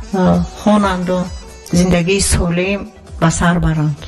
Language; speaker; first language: Persian; native; Persian